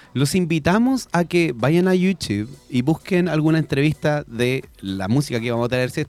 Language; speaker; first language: Spanish; native; Spanish